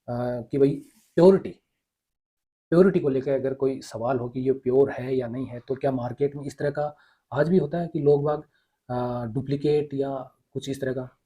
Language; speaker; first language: Hindi; native; Hindi